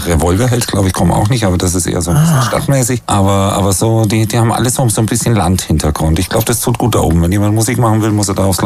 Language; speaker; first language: German; native; German